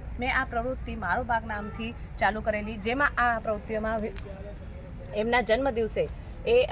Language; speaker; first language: Gujarati; non-native, local second language; Marathi